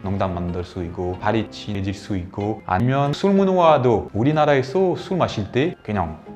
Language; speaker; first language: Korean; non-native, learner; French